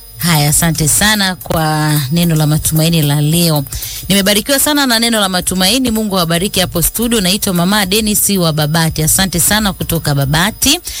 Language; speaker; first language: Swahili; native; Swahili